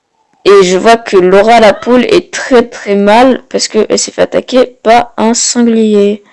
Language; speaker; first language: French; native; French